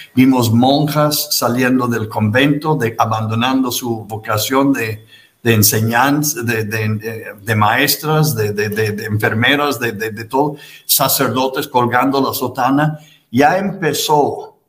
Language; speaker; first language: Spanish; non-native, fluent; English